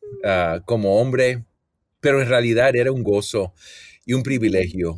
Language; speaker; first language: Spanish; early bilingual, heritage; Spanish